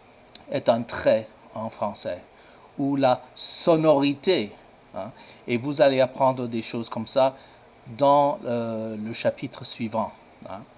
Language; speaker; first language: French; non-native, fluent; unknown